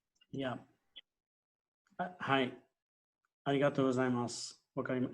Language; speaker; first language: Japanese; non-native, fluent; English